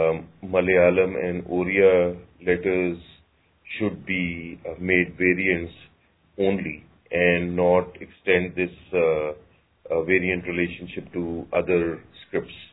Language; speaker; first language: English; non-native, local second language; Urdu